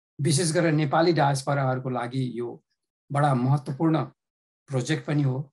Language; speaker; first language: Nepali; native; Nepali